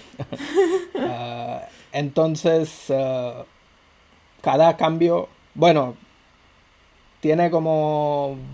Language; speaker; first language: Spanish; non-native, fluent; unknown